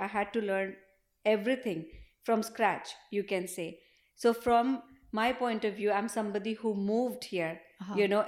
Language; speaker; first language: English; non-native, local second language; Hindi